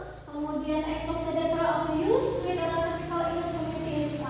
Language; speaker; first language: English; non-native, fluent; Indonesian